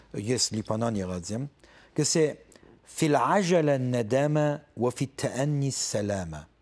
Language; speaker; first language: Armenian; early bilingual, heritage; Armenian